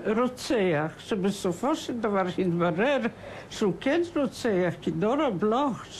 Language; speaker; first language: Hebrew; non-native, fluent; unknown